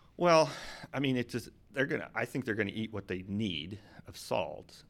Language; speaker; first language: English; native; English